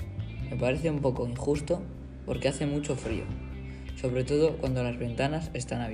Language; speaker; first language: Spanish; non-native, learner; English